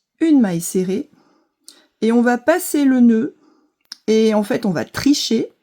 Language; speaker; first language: French; native; French